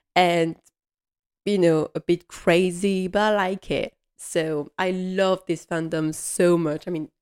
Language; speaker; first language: English; non-native, fluent; French